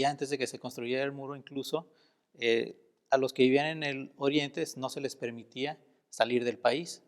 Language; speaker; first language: Spanish; native; Spanish